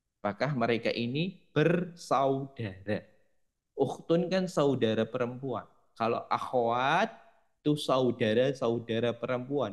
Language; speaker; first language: Indonesian; native; Indonesian